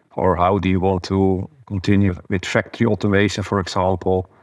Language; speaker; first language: English; non-native, fluent; Dutch